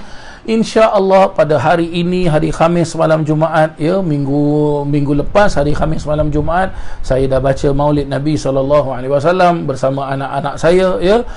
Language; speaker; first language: Malay; native; Malay